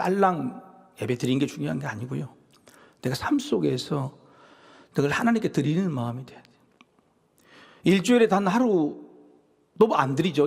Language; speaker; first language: Korean; native; Korean